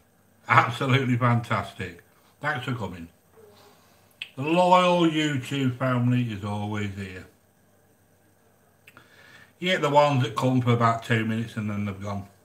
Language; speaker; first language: English; native; English